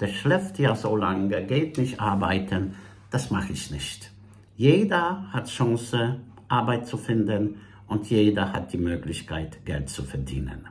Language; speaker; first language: German; non-native, fluent; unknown